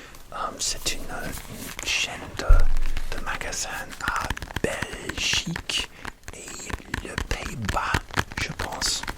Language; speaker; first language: French; non-native, learner; English